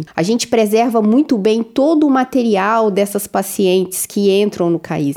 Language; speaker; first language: Portuguese; native; Portuguese